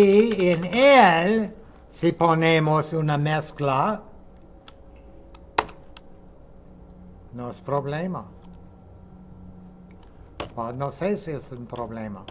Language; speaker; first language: Spanish; non-native, fluent; English